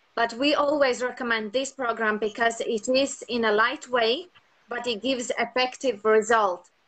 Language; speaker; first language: English; non-native, fluent; Latvian